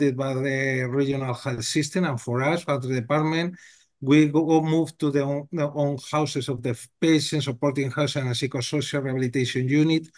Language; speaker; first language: English; non-native, learner; Spanish